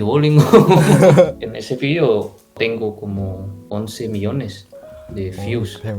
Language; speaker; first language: Spanish; non-native, fluent; Indonesian